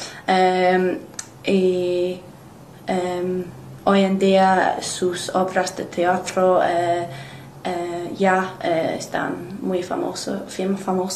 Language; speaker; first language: Spanish; non-native, learner; English